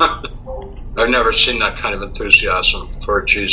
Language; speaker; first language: English; native; English